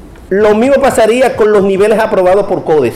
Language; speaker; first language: Spanish; native; Spanish